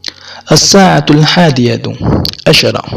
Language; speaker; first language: Arabic; non-native, fluent; Urdu